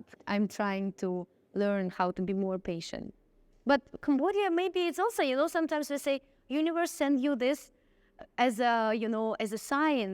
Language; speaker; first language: English; non-native, fluent; Russian